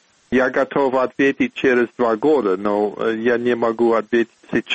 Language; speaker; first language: Russian; non-native, fluent; English